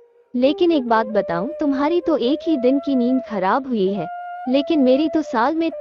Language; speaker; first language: Hindi; native; Hindi